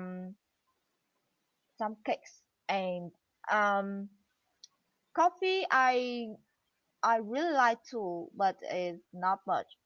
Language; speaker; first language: English; non-native, learner; Vietnamese